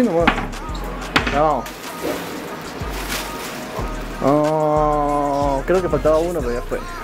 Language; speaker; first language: Spanish; native; Spanish